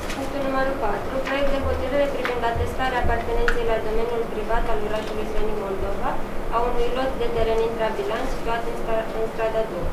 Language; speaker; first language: Romanian; native; Romanian